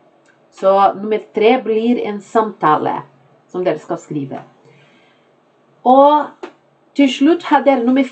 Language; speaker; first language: Norwegian; non-native, fluent; Portuguese